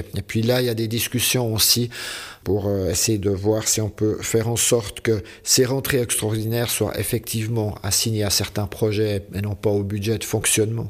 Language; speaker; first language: French; native; French